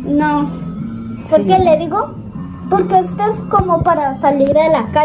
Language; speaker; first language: Spanish; early bilingual, heritage; Spanish